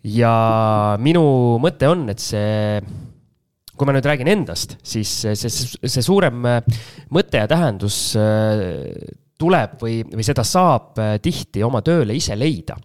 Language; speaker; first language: Estonian; native; Estonian